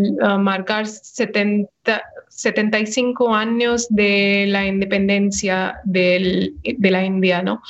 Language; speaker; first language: Spanish; non-native, fluent; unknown